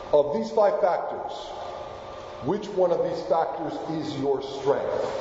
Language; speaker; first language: English; non-native, fluent; Spanish